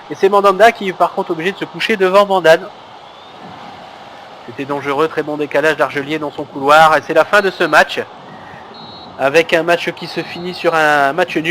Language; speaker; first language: French; native; French